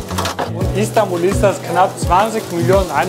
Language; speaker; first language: German; non-native, fluent; Turkish